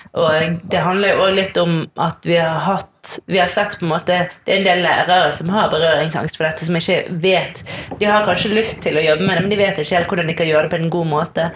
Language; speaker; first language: Norwegian; native; Norwegian